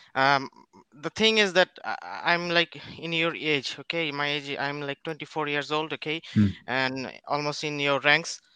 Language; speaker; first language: English; non-native, local second language; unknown